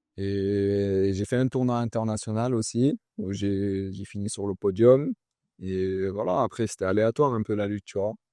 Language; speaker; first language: French; early bilingual, other home language; Chechen